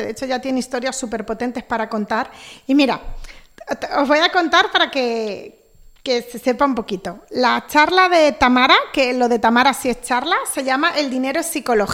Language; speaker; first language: Spanish; native; Spanish